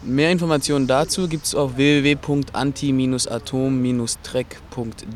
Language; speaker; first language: German; native; German